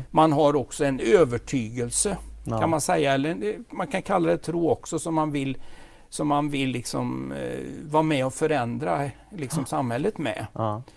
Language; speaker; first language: Swedish; native; Swedish